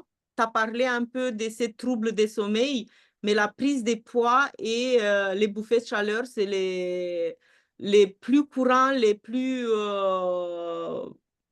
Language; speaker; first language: French; non-native, fluent; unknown